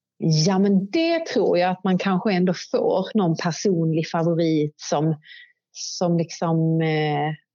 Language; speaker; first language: Swedish; native; Swedish